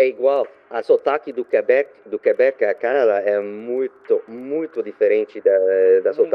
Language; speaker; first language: Portuguese; non-native, learner; French